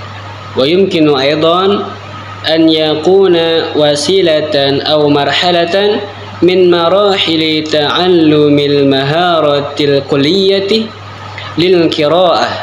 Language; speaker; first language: Arabic; non-native, learner; Indonesian